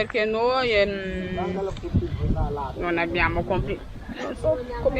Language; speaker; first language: Italian; non-native, learner; Malagasy